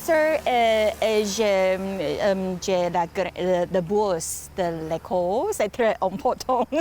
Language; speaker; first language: French; non-native, learner; Chinese